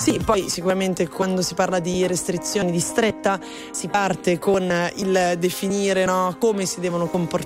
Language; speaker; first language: Italian; native; Italian